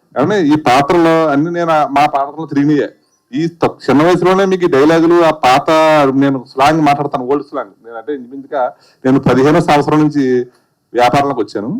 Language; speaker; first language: Telugu; native; Telugu